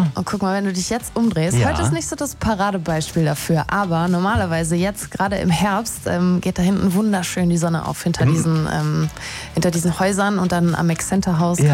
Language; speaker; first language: German; native; German